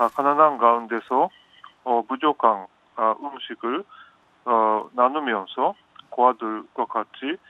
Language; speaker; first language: Korean; non-native, fluent; Japanese